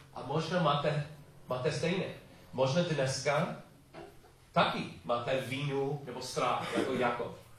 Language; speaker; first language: Czech; non-native, learner; English